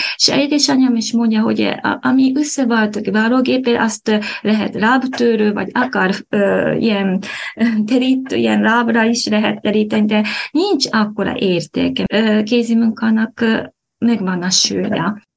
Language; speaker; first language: Hungarian; non-native, fluent; Japanese